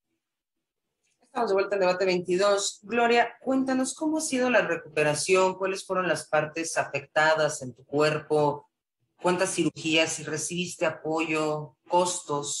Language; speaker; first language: Spanish; native; Spanish